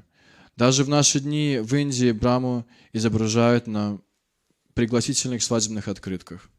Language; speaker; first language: Russian; native; Russian